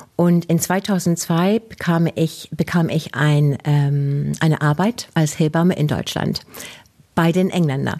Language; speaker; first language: German; non-native, fluent; English